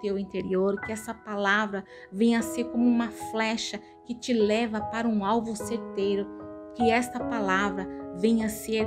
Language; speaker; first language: Portuguese; native; Portuguese